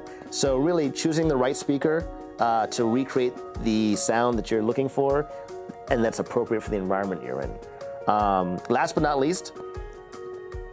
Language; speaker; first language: English; native; English